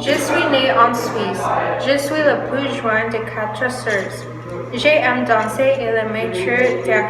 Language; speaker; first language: French; non-native, learner; English